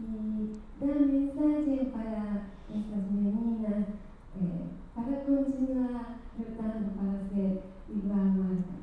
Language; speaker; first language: Portuguese; non-native, learner; Japanese